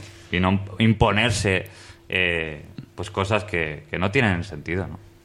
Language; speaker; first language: Spanish; native; Spanish